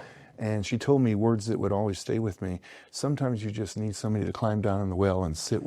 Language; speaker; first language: English; native; English